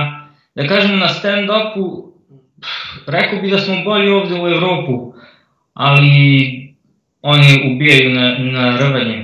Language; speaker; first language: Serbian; early bilingual, heritage; Croatian